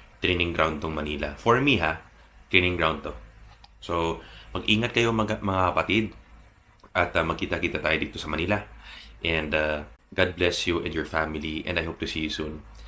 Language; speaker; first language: Filipino; native; Filipino